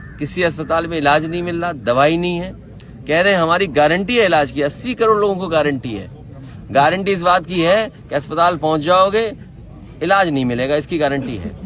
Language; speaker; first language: Hindi; native; Hindi